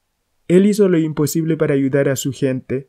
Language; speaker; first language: Spanish; non-native, fluent; Haitian Creole